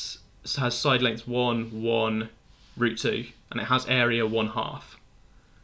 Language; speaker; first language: English; native; English